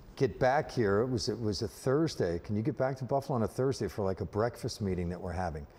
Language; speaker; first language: English; native; English